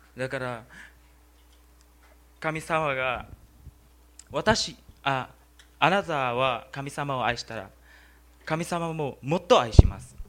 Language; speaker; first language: Japanese; non-native, learner; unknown